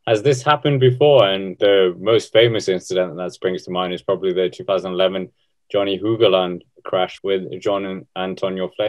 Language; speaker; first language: English; non-native, fluent; Danish